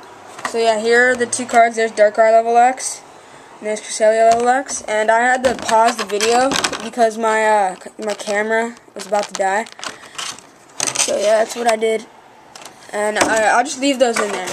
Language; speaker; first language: English; native; English